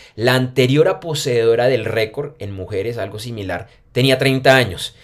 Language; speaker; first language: Spanish; native; Spanish